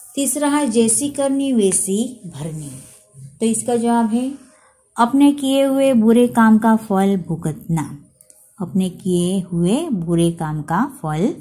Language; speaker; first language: Hindi; non-native, local second language; Gujarati